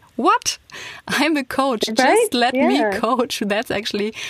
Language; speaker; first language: English; non-native, fluent; German